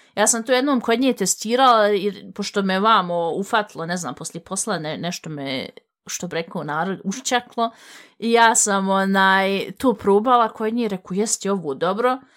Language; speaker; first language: Bosnian; native; Bosnian